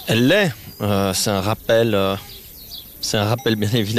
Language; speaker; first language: French; native; French